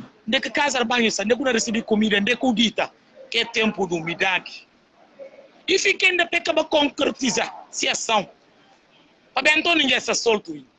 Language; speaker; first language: Portuguese; non-native, local second language; Upper Guinea Crioulo